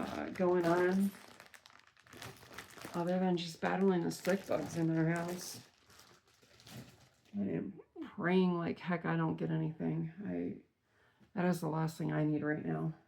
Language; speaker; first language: English; native; English